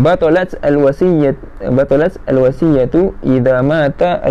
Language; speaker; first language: Arabic; non-native, fluent; Malay